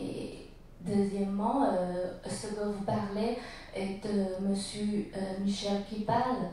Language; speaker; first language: French; non-native, learner; Chinese